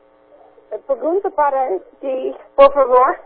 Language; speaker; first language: Spanish; non-native, learner; English